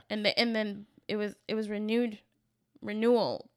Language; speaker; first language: English; early bilingual, other home language; Spanish